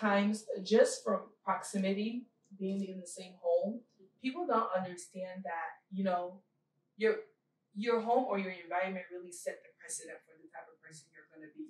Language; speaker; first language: English; early bilingual, other home language; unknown